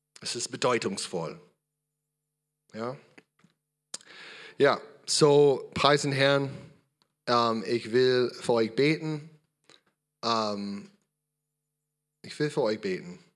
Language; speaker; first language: German; non-native, learner; English